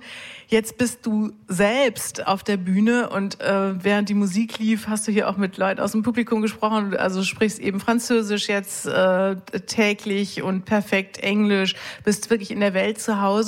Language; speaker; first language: German; native; German